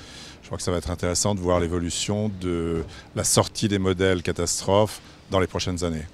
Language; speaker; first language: French; native; French